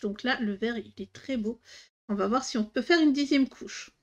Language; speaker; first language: French; native; French